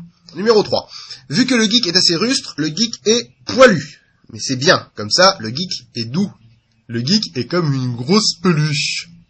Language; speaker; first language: French; native; French